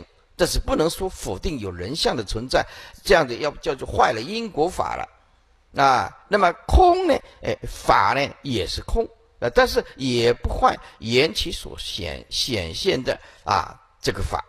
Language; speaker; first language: Chinese; native; Chinese